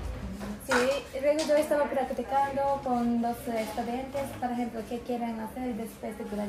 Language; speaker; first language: Spanish; non-native, learner; Japanese